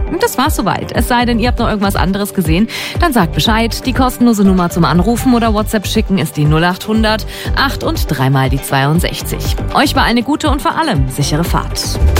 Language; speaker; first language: German; native; German